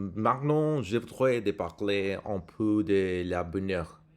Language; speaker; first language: French; non-native, learner; English